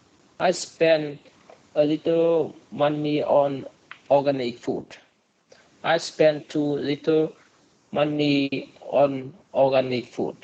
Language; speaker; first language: English; non-native, learner; Vietnamese